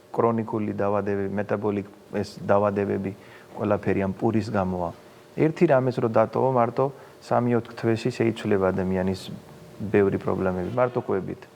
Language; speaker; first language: Georgian; non-native, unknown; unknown